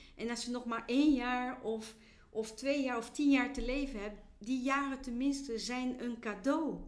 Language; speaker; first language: Dutch; non-native, fluent; French